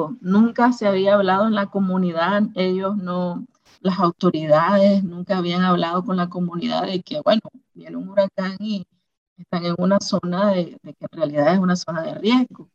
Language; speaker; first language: Spanish; native; Spanish